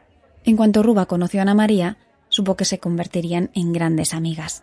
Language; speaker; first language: Spanish; native; Spanish